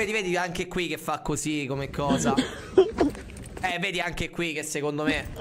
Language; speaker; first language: Italian; native; Italian